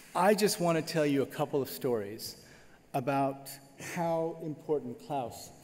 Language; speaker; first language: English; native; English